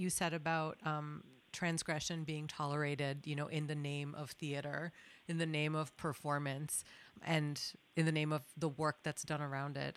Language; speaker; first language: English; non-native, local second language; Bangla